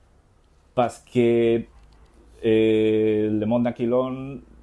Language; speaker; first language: French; non-native, learner; Spanish